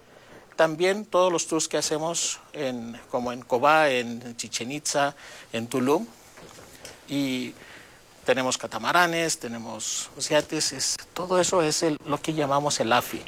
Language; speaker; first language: Spanish; non-native, fluent; Greek